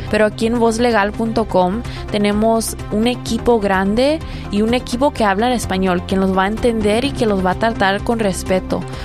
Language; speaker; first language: Spanish; early bilingual, heritage; Spanish